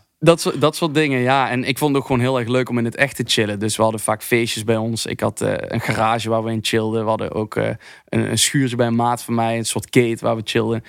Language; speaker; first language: Dutch; native; Dutch